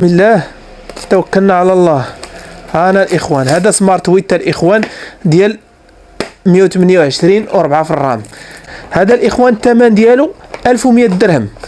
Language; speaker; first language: Arabic; native; Arabic